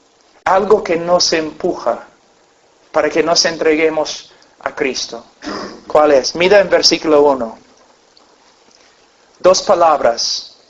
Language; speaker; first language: Spanish; non-native, fluent; English